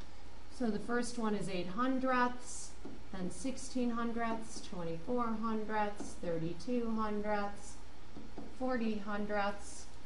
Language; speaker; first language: English; native; English